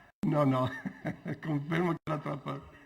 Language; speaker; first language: Italian; native; Italian